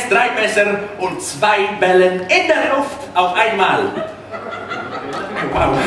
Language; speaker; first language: German; non-native, fluent; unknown